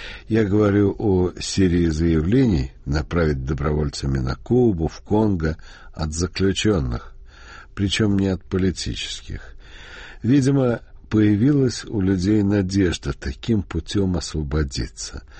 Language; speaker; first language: Russian; native; Russian